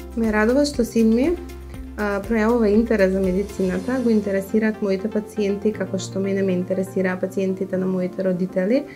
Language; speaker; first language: Macedonian; early bilingual, other home language; Croatian